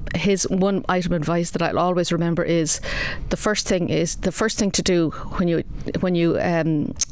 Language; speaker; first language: English; native; English